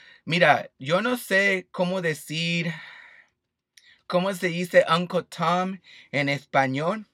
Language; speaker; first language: Spanish; early bilingual, heritage; Spanish